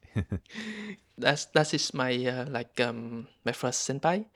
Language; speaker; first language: English; non-native, learner; Vietnamese